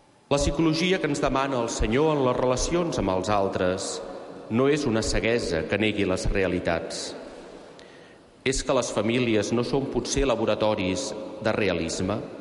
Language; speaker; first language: Catalan; native; Catalan